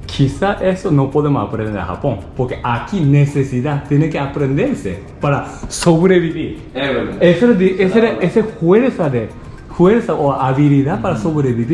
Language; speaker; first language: Spanish; non-native, learner; Japanese